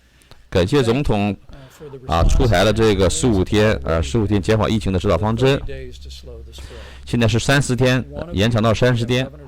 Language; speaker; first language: Chinese; native; Chinese